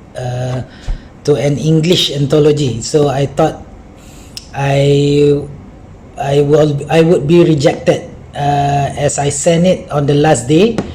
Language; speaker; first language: English; non-native, local second language; Malay